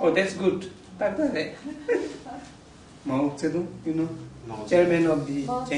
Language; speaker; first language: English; non-native, learner; Tibetan